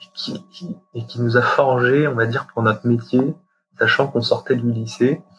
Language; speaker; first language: French; native; French